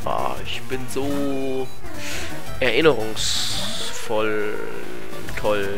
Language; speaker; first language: German; native; German